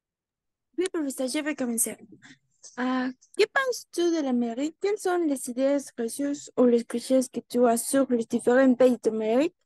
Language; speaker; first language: French; non-native, learner; Spanish